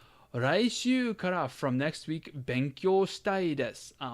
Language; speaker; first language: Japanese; non-native, fluent; English